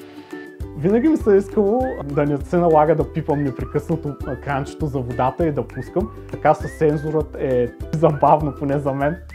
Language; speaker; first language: Bulgarian; native; Bulgarian